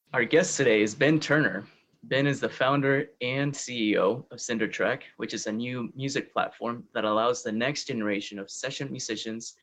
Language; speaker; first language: English; early bilingual, other home language; Spanish